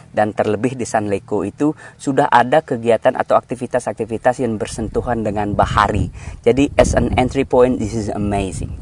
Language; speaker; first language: Indonesian; native; Indonesian